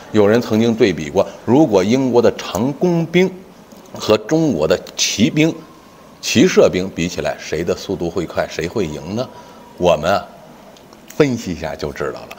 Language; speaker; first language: Chinese; native; Chinese